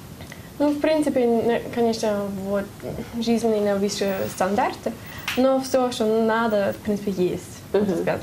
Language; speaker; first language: Russian; non-native, learner; German